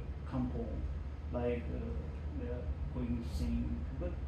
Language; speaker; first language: English; non-native, learner; Nepali